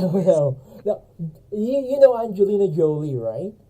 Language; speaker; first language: English; non-native, fluent; Filipino